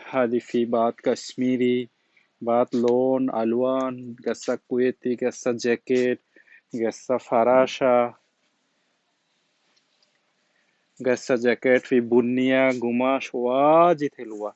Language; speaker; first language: Arabic; non-native, learner; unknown